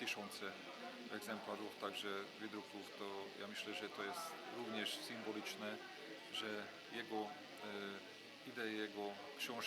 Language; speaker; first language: Polish; non-native, fluent; Hungarian